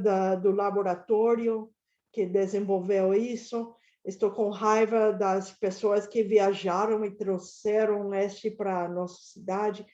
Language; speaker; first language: Portuguese; non-native, fluent; Spanish